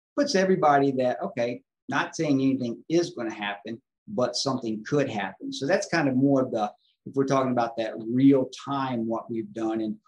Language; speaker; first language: English; native; English